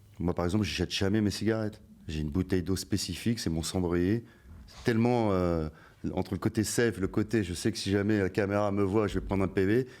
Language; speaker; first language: French; native; French